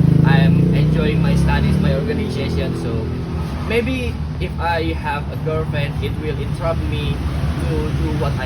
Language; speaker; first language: English; non-native, learner; Indonesian